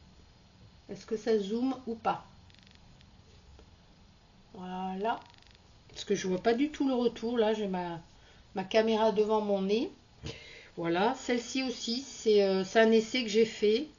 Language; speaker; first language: French; native; French